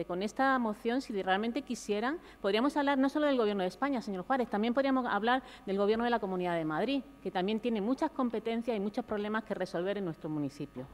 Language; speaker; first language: Spanish; native; Spanish